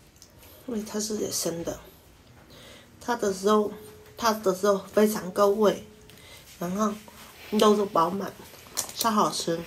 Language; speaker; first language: Chinese; non-native, fluent; Vietnamese